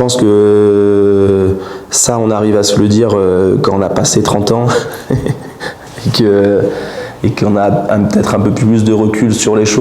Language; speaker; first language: French; native; French